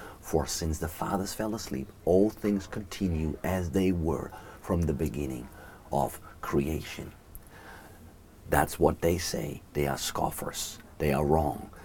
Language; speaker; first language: English; native; English